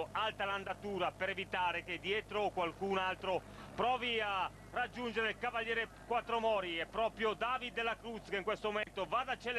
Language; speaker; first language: Italian; native; Italian